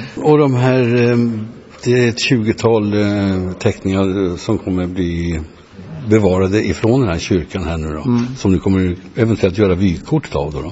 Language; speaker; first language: Swedish; native; Swedish